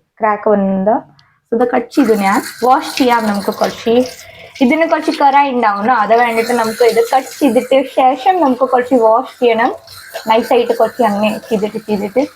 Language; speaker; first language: Malayalam; non-native, learner; Hindi